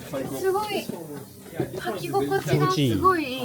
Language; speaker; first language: Japanese; native; Japanese